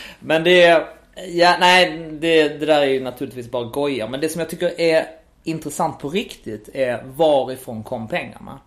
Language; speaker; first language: Swedish; native; Swedish